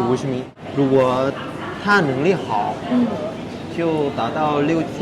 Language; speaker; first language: Chinese; non-native, fluent; Vietnamese